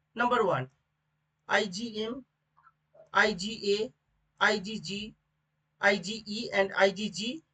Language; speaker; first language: English; non-native, local second language; Bangla